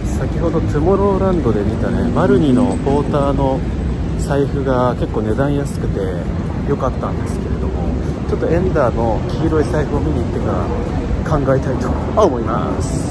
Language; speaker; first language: Japanese; native; Japanese